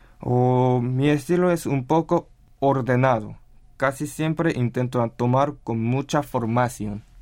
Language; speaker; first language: Spanish; non-native, learner; Korean